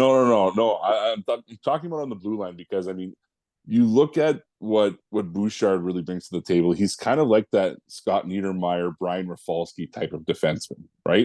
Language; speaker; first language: English; native; English